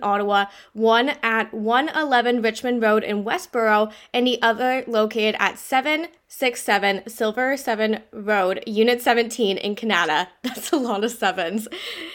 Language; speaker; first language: English; native; English